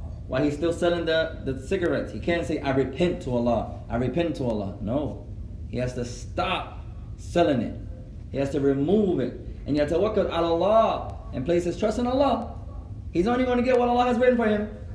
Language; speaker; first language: English; native; English